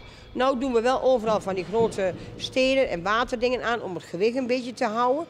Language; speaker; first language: Dutch; native; Dutch